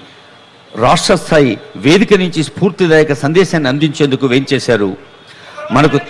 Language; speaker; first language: Telugu; native; Telugu